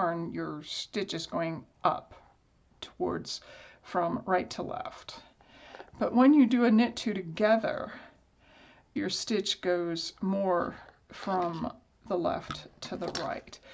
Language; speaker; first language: English; native; English